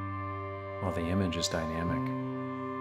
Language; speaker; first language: English; native; English